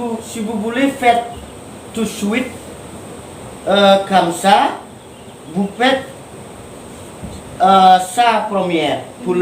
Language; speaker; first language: French; non-native, learner; Indonesian